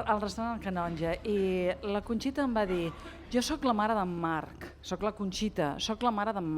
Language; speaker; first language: Catalan; native; Catalan